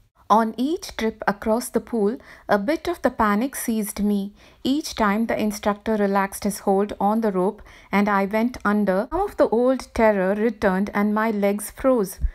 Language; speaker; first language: English; non-native, local second language; Tamil